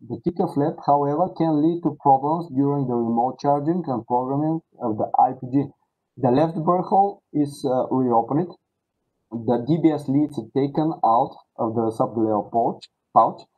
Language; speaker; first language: English; non-native, fluent; Bulgarian